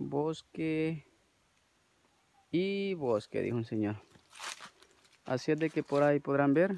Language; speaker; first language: Spanish; native; Spanish